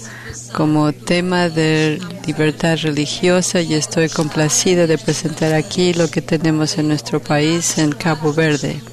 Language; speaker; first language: Spanish; non-native, fluent; Portuguese